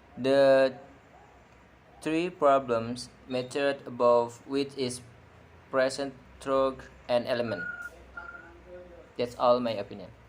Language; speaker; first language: English; non-native, learner; Indonesian